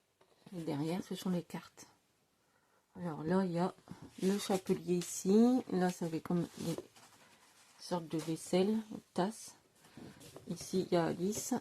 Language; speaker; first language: French; native; French